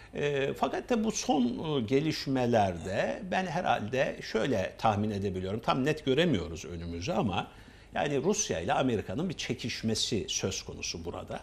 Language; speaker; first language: Turkish; native; Turkish